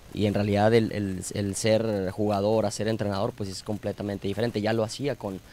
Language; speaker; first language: Spanish; native; Spanish